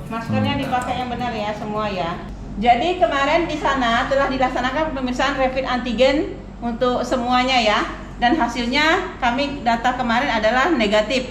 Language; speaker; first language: Indonesian; native; Indonesian